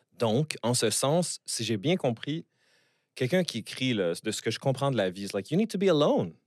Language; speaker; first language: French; native; French